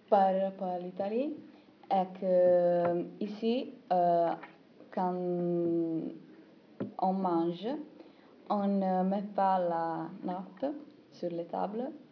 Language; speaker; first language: French; non-native, learner; Italian